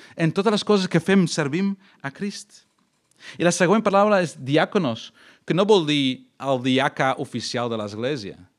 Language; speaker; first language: Catalan; non-native, fluent; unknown